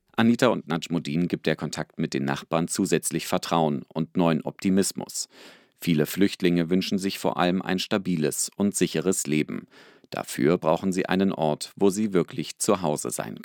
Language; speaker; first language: German; native; German